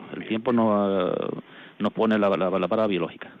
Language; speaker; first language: Spanish; native; Spanish